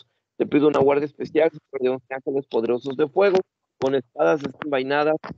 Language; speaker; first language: Spanish; native; Spanish